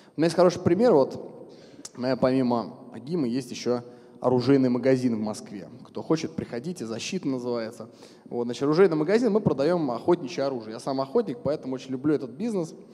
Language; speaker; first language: Russian; native; Russian